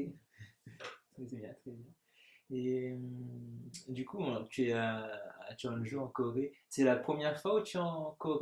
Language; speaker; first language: French; native; French